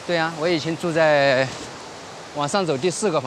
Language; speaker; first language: Chinese; native; Chinese